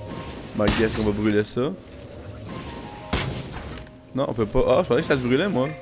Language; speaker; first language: French; native; French